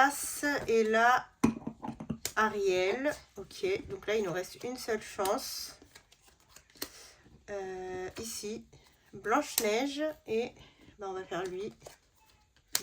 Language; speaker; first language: French; native; French